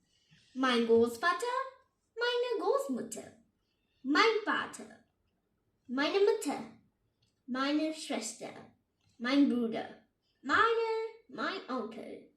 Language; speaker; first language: German; non-native, learner; Vietnamese